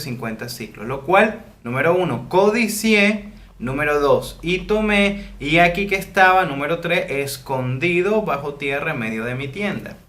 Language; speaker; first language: Spanish; native; Spanish